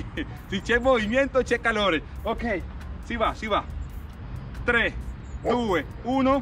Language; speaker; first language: Italian; non-native, learner; Spanish